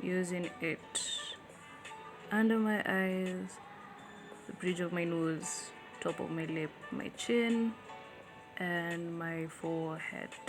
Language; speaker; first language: English; non-native, local second language; Swahili